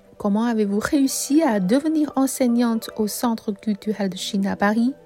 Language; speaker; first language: French; non-native, fluent; Chinese